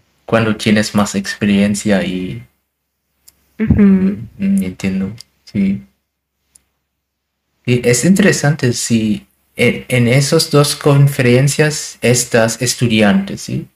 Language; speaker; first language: Spanish; non-native, learner; German